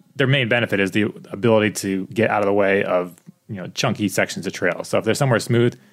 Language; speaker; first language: English; native; English